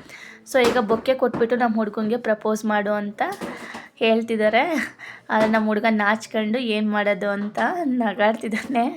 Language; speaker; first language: Kannada; native; Kannada